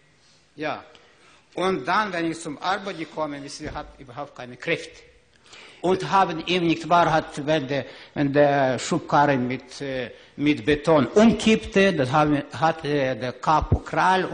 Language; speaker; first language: German; non-native, learner; Ukrainian